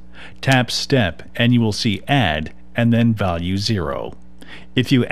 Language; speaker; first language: English; native; English